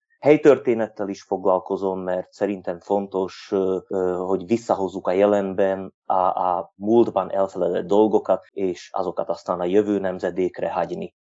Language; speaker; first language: Hungarian; native; Hungarian